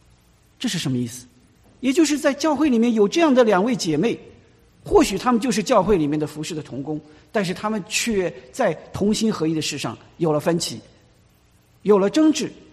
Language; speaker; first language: Chinese; native; Chinese